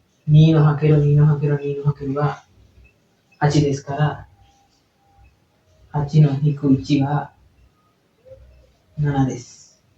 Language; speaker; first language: Japanese; non-native, learner; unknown